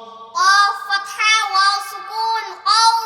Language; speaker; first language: Arabic; non-native, learner; Bangla